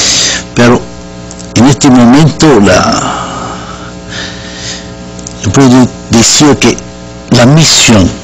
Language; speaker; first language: Spanish; non-native, learner; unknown